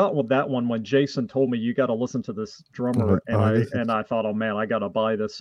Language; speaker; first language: English; non-native, fluent; French